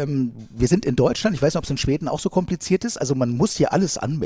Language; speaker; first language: German; native; German